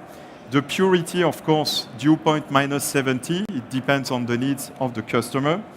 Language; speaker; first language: English; non-native, fluent; French